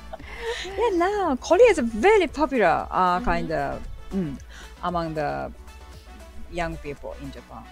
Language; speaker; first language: English; non-native, learner; Japanese